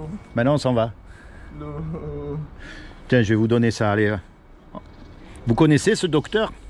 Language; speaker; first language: French; native; French